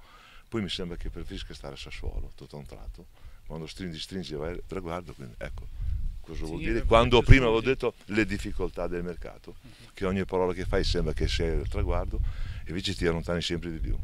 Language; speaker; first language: Italian; native; Italian